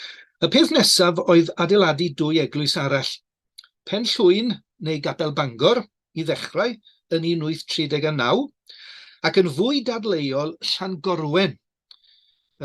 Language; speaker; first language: Welsh; native; Welsh